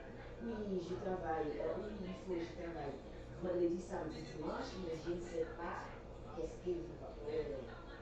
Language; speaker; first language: French; non-native, learner; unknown